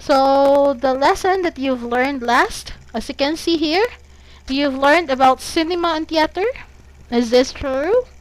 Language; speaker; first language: English; non-native, fluent; Cebuano